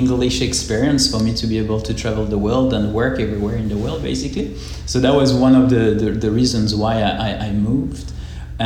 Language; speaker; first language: English; non-native, fluent; French